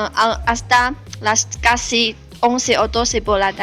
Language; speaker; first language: Spanish; non-native, learner; Chinese